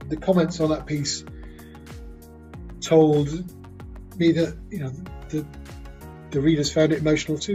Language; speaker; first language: English; native; English